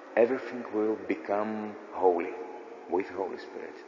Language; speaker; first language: English; non-native, learner; Lithuanian